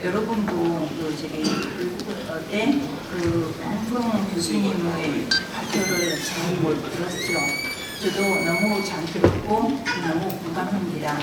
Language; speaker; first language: Korean; non-native, fluent; Vietnamese